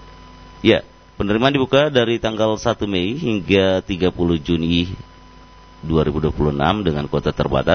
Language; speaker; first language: Indonesian; native; Indonesian